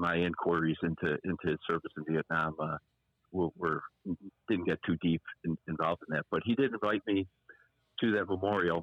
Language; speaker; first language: English; native; English